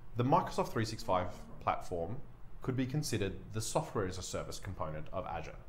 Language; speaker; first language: English; native; English